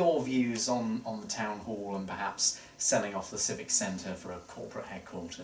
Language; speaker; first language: English; native; English